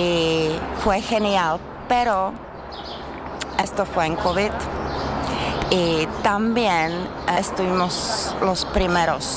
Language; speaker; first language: Spanish; non-native, learner; Czech